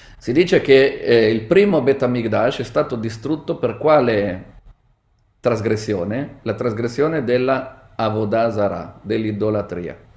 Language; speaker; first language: Italian; non-native, fluent; Hebrew